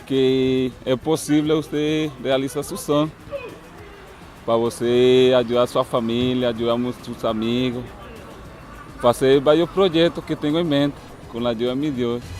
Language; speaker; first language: Portuguese; non-native, fluent; Spanish